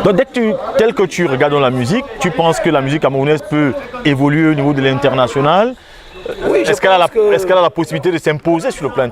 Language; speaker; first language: French; native; French